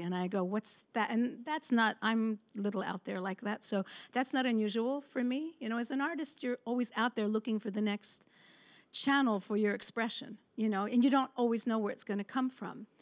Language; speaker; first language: English; native; English